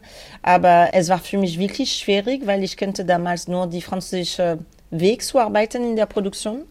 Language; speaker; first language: German; non-native, learner; French